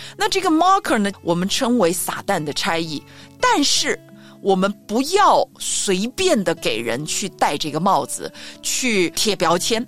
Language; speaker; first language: Chinese; native; Chinese